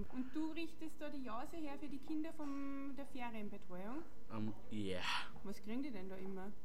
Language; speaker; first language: German; native; German